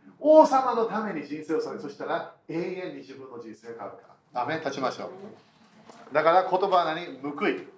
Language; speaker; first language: Japanese; non-native, fluent; English